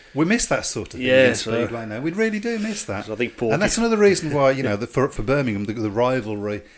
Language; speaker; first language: English; native; English